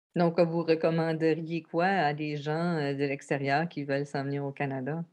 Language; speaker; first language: French; native; French